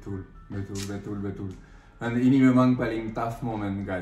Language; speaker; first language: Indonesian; non-native, fluent; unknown